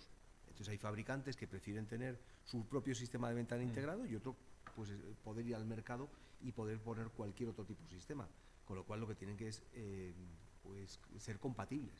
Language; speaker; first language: Spanish; native; Spanish